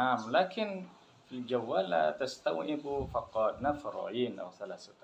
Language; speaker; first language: Arabic; non-native, learner; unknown